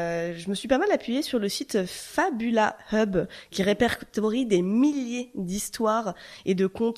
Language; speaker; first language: French; native; French